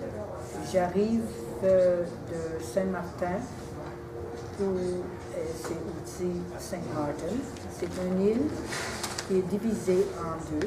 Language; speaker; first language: French; early bilingual, heritage; French